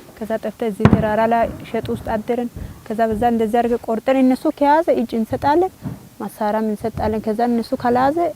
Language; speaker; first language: Amharic; non-native, local second language; Wolaytta